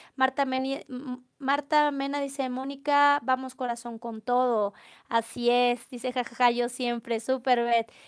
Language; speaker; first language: Spanish; native; Spanish